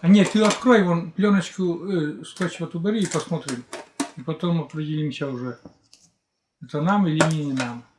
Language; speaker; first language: Russian; native; Russian